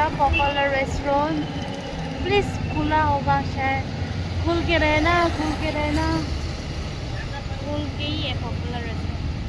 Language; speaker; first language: Hindi; non-native, local second language; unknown